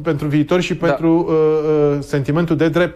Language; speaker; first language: Romanian; native; Romanian